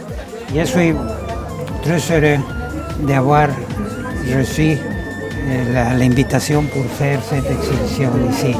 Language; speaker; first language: French; non-native, learner; Spanish